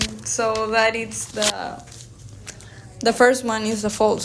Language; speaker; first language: English; non-native, learner; Spanish